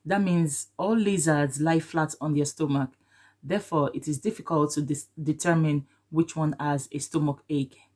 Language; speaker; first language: English; non-native, local second language; Yoruba